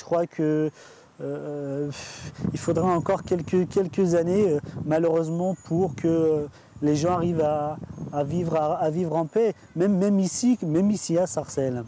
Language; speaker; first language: French; native; French